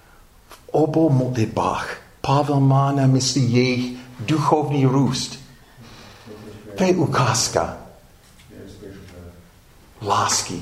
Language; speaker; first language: Czech; non-native, fluent; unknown